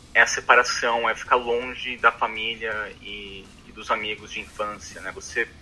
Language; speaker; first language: Portuguese; native; Portuguese